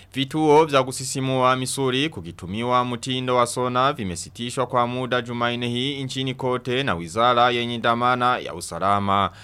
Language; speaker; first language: Swahili; non-native, local second language; Rundi